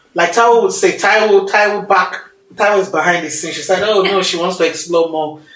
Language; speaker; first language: English; non-native, local second language; Yoruba